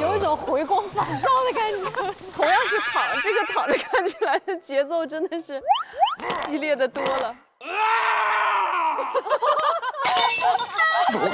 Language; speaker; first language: Chinese; native; Chinese